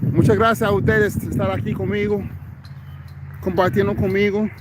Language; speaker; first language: Spanish; non-native, fluent; English